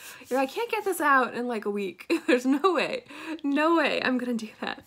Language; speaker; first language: English; native; English